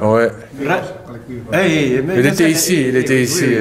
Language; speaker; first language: French; early bilingual, other home language; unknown